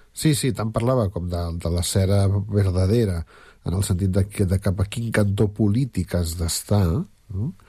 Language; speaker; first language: Catalan; native; Catalan